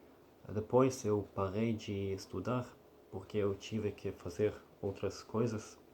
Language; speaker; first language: Portuguese; non-native, learner; Russian